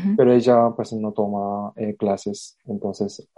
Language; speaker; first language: Spanish; non-native, fluent; Japanese